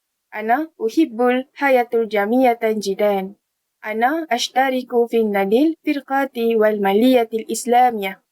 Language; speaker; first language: Arabic; non-native, learner; Malay